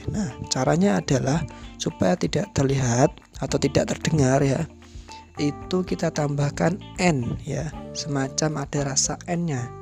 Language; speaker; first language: Indonesian; non-native, local second language; Javanese